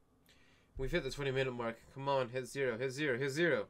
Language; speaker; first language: English; native; English